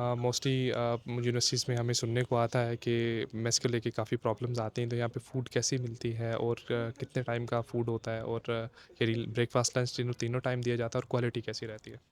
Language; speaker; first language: Hindi; native; Hindi